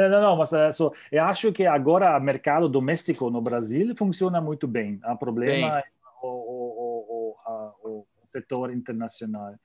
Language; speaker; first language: Portuguese; non-native, learner; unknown